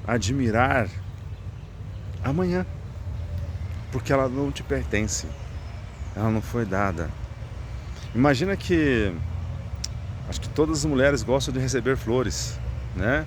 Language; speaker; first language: Portuguese; native; Portuguese